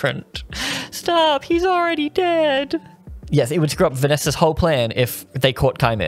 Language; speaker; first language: English; native; English